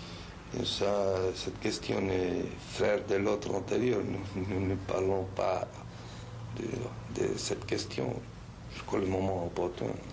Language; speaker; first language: French; non-native, fluent; Spanish